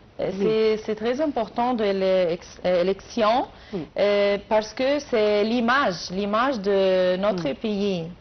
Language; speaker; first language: French; non-native, learner; Arabic